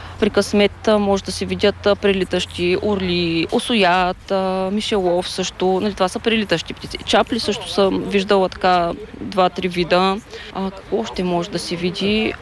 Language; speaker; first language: Bulgarian; native; Bulgarian